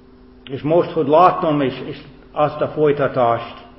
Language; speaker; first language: Hungarian; non-native, fluent; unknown